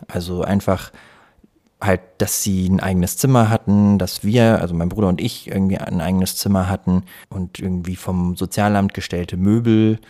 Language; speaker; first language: German; early bilingual, other home language; Russian